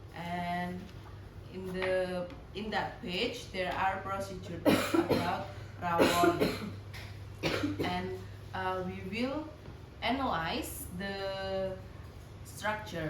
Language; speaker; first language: English; non-native, learner; Indonesian